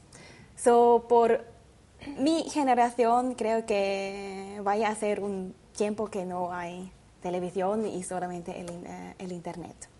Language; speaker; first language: Spanish; non-native, learner; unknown